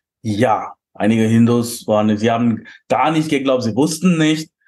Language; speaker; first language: German; non-native, fluent; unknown